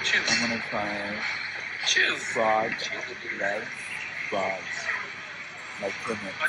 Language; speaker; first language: English; native; English